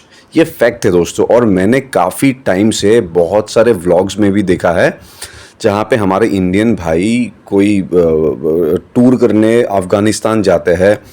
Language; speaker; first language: Hindi; non-native, local second language; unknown